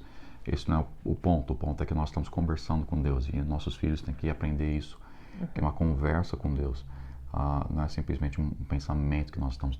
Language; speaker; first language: Portuguese; non-native, fluent; English